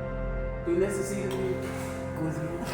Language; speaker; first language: Spanish; non-native, learner; English